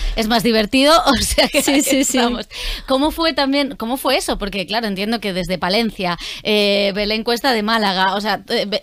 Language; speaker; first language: Spanish; native; Spanish